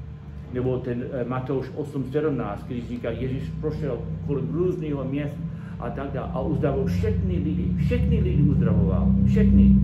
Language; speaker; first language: Czech; non-native, learner; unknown